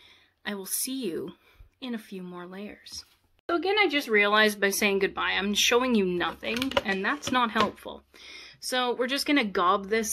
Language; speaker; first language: English; native; English